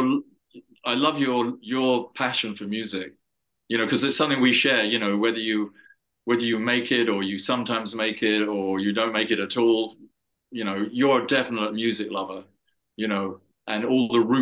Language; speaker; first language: English; native; English